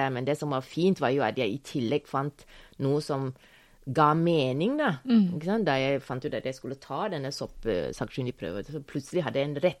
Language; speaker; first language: Norwegian; non-native, fluent; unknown